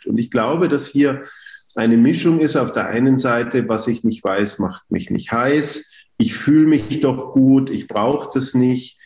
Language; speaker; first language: German; native; German